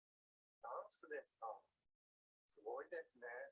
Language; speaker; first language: Japanese; non-native, learner; Indonesian